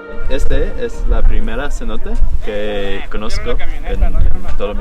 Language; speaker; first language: Spanish; non-native, learner; English